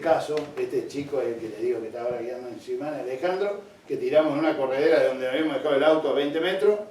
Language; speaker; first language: Spanish; native; Spanish